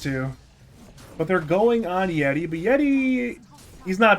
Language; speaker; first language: English; native; English